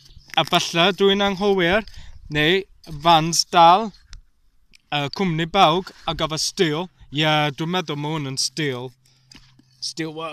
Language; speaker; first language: Welsh; non-native, learner; English